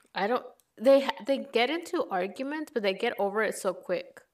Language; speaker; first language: English; early bilingual, other home language; Spanish